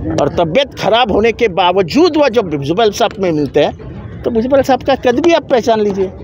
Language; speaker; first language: Hindi; non-native, local second language; Marathi